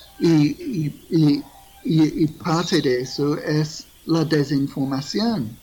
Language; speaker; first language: Spanish; non-native, fluent; English